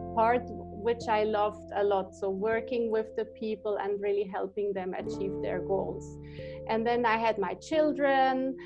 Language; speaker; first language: English; non-native, fluent; German